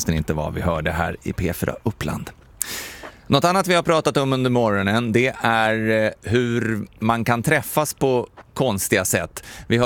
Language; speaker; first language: Swedish; native; Swedish